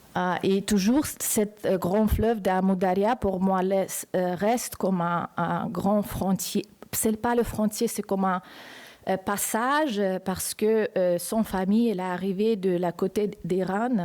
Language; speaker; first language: French; non-native, fluent; Uzbek